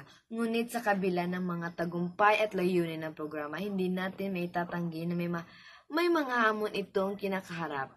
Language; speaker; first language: Filipino; native; Filipino